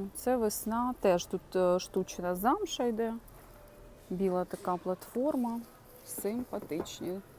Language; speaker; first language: Ukrainian; non-native, local second language; Russian